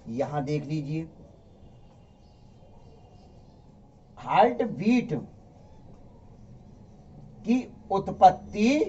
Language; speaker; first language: Hindi; native; Hindi